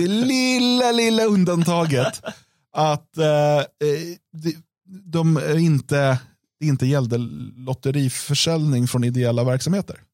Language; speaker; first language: Swedish; native; Swedish